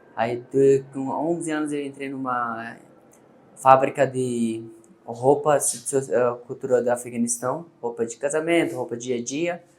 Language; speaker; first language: Portuguese; non-native, learner; Persian